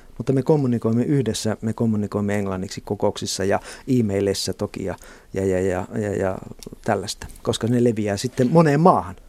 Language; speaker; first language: Finnish; native; Finnish